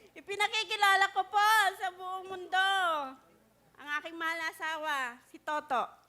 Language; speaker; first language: Filipino; non-native, local second language; Cebuano